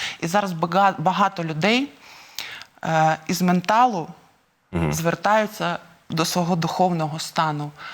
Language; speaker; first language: Ukrainian; non-native, local second language; Russian